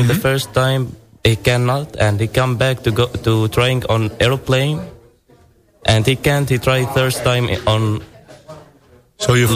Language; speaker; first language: English; non-native, learner; Arabic